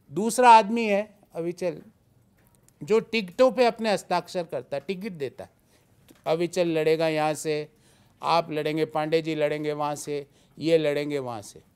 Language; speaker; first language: Hindi; native; Hindi